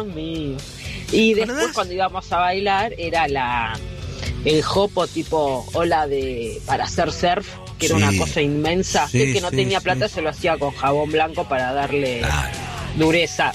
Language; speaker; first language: Spanish; native; Spanish